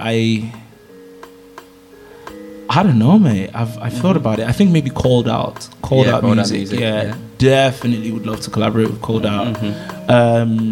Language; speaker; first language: English; non-native, local second language; Yoruba